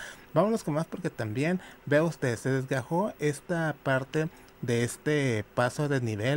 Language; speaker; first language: Spanish; native; Spanish